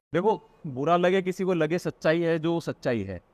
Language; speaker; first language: Hindi; native; Hindi